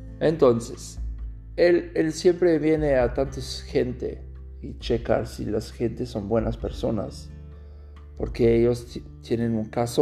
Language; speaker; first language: Spanish; non-native, learner; German